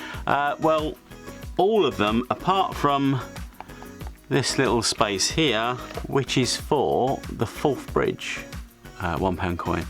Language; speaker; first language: English; native; English